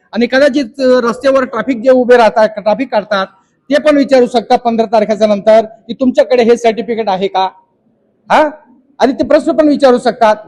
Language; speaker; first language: Marathi; non-native, local second language; Hindi